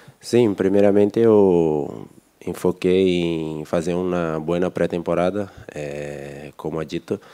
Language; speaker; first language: Spanish; non-native, learner; Portuguese